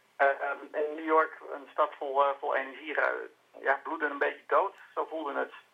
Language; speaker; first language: Dutch; native; Dutch